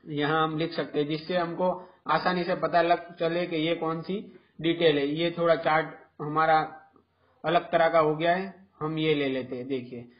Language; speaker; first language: Hindi; non-native, local second language; Gujarati